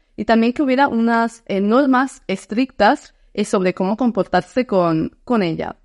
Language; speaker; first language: Spanish; non-native, fluent; Dutch